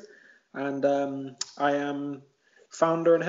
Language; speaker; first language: English; native; English